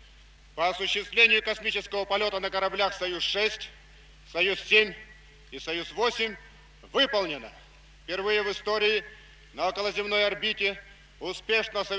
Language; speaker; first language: Russian; native; Russian